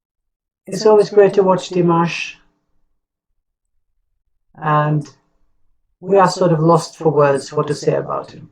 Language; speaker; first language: English; non-native, fluent; Norwegian